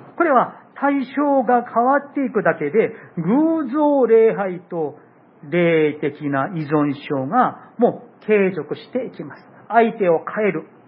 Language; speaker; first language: Japanese; non-native, fluent; Korean